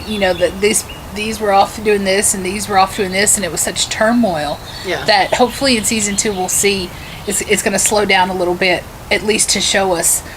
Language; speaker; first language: English; native; English